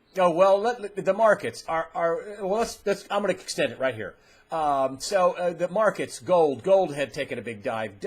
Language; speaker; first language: English; native; English